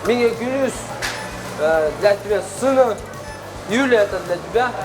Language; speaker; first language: Russian; non-native, local second language; Kyrgyz